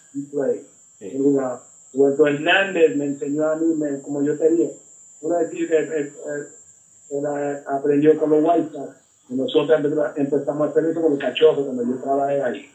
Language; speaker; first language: Spanish; early bilingual, heritage; Spanish